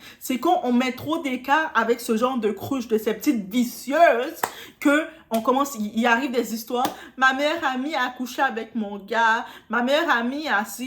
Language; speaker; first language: French; native; French